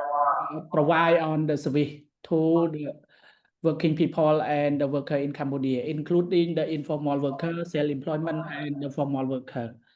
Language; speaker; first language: English; non-native, learner; Khmer